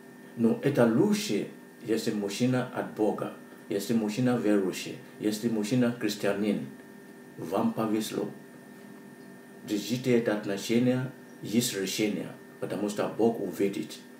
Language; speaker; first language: Russian; non-native, learner; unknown